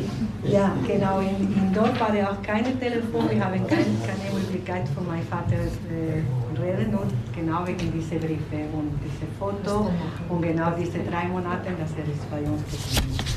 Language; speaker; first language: German; non-native, learner; Spanish